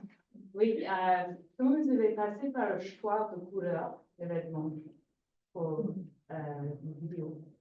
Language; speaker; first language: French; non-native, learner; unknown